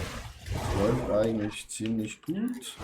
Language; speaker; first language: German; native; German